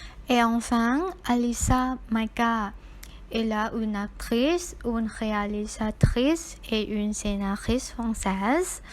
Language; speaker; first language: French; non-native, learner; Thai